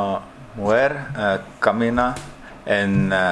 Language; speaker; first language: Spanish; non-native, learner; Portuguese